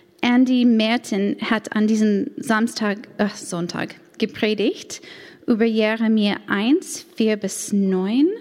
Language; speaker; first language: German; non-native, fluent; English